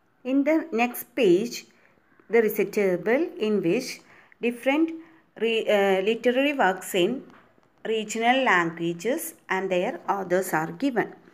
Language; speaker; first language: English; non-native, local second language; Malayalam